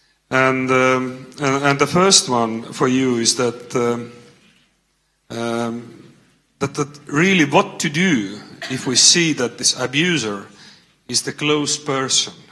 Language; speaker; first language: English; non-native, learner; Estonian